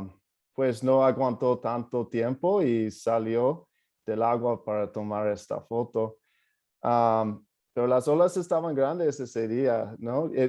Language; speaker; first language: Spanish; non-native, fluent; English